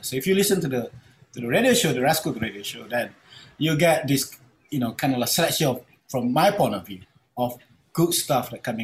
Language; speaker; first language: English; non-native, local second language; Malay